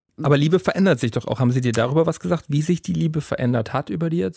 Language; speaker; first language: German; native; German